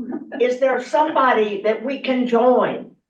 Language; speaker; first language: English; native; English